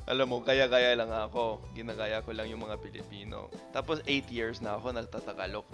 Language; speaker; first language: Filipino; non-native, fluent; English